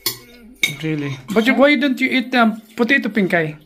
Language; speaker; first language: English; non-native, local second language; Filipino